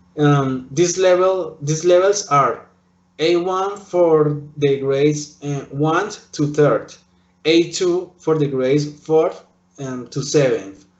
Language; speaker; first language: English; non-native, learner; Spanish